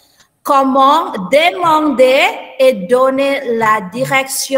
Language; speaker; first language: French; non-native, fluent; Indonesian